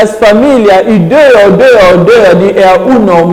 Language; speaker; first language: Swedish; non-native, learner; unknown